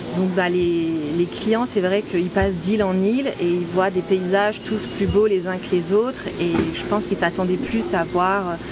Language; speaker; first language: French; native; French